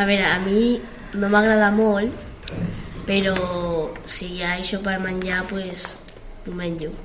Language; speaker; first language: Catalan; non-native, local second language; Spanish